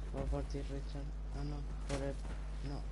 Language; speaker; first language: Spanish; native; Spanish